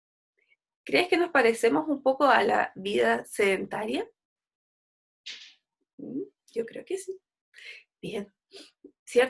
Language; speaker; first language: Spanish; native; Spanish